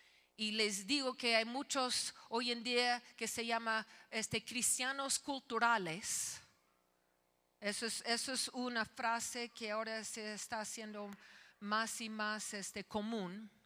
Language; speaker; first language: Spanish; non-native, fluent; English